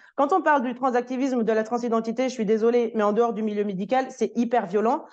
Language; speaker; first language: French; native; French